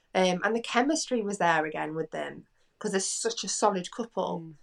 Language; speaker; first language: English; native; English